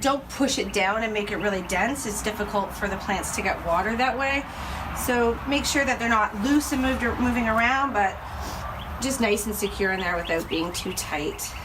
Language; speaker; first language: English; native; English